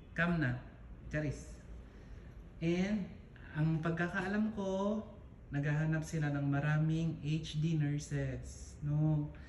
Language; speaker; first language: Filipino; non-native, local second language; Cebuano